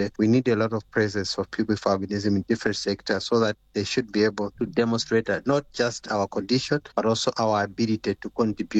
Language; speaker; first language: English; non-native, local second language; Nyanja